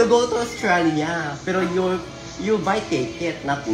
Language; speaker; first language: English; non-native, local second language; Filipino